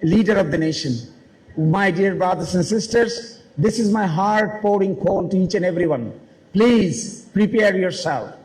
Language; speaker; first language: English; non-native, local second language; Bangla